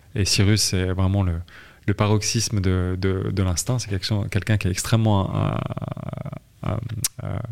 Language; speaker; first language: French; native; French